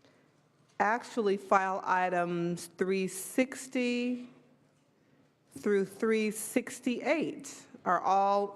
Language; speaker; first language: English; native; English